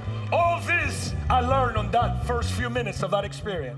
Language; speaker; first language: English; early bilingual, other home language; Spanish